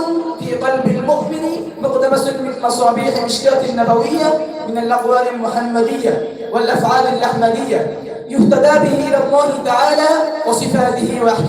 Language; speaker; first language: Arabic; non-native, learner; Bangla